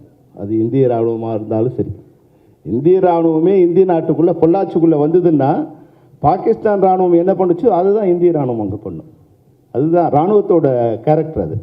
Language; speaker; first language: Tamil; native; Tamil